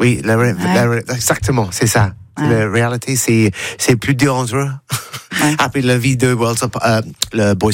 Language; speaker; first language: French; non-native, learner; English